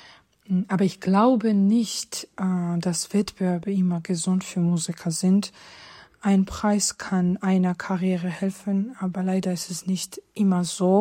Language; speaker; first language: German; non-native, fluent; Georgian